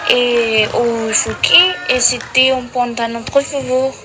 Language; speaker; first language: French; non-native, learner; Spanish